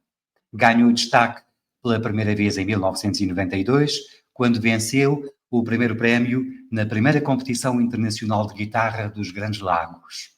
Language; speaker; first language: Portuguese; native; Portuguese